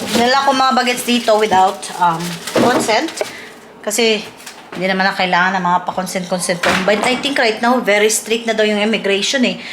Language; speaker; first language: Filipino; non-native, local second language; Cebuano